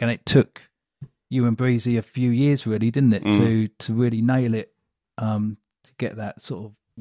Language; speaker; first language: English; native; English